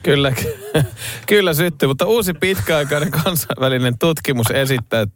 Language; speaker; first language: Finnish; native; Finnish